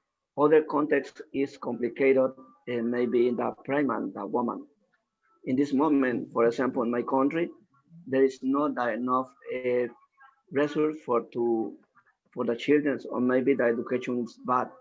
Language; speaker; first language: English; non-native, learner; Spanish